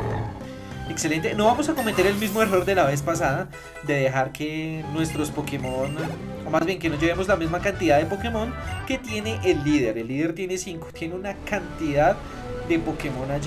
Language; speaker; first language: Spanish; native; Spanish